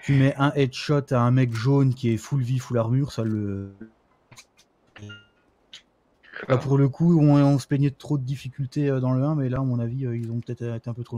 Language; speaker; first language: French; native; French